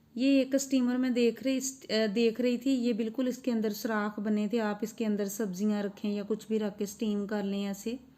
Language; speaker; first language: Urdu; non-native, local second language; Punjabi